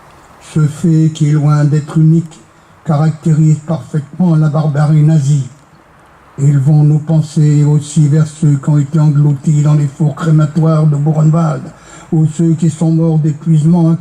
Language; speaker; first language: French; native; French